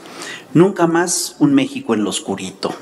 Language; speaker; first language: Spanish; native; Spanish